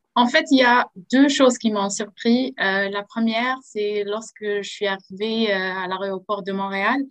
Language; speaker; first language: French; non-native, local second language; Arabic